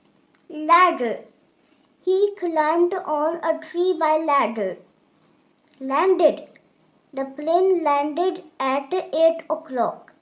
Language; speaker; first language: English; non-native, local second language; Urdu